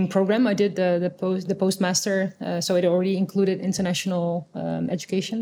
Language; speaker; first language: English; non-native, fluent; Dutch